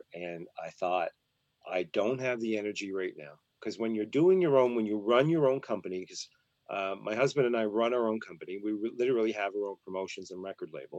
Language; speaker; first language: English; native; English